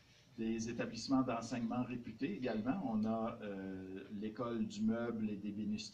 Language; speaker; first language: French; native; French